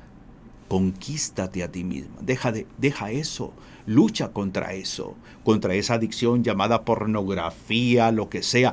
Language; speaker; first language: Spanish; native; Spanish